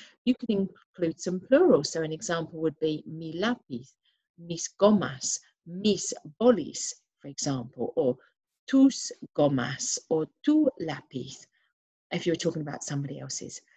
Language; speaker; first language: English; native; English